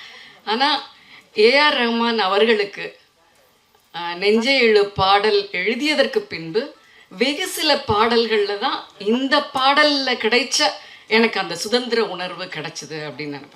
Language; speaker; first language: Tamil; native; Tamil